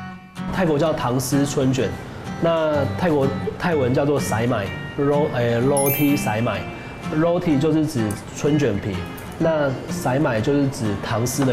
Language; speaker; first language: Chinese; native; Chinese